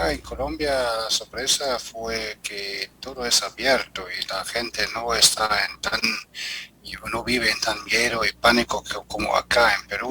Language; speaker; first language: Spanish; non-native, fluent; German